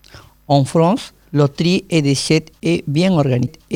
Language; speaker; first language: French; non-native, learner; Spanish